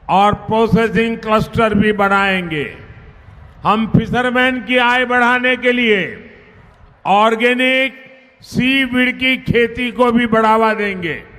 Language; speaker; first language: Hindi; non-native, local second language; Gujarati